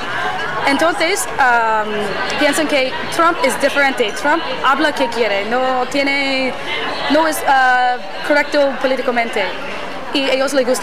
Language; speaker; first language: Spanish; non-native, learner; English